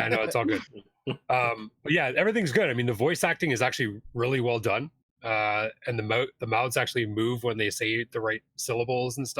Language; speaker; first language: English; native; English